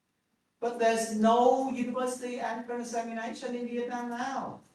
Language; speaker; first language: English; non-native, fluent; Vietnamese